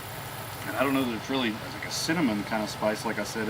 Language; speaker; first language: English; native; English